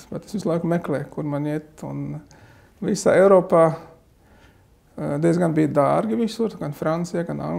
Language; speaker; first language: Latvian; non-native, fluent; Arabic